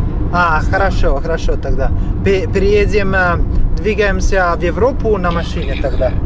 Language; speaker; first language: Russian; non-native, learner; English